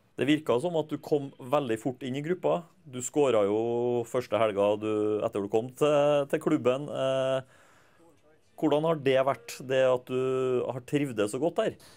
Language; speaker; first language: Norwegian; native; Norwegian